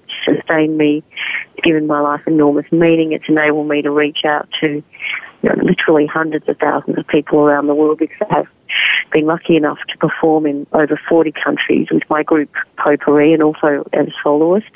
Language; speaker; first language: English; native; English